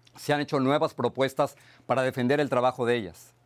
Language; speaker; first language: Spanish; native; Spanish